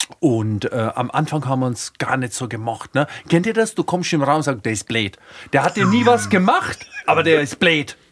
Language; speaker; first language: German; early bilingual, other home language; Croatian